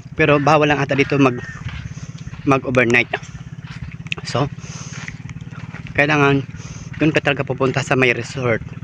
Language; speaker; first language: Filipino; non-native, local second language; Masbatenyo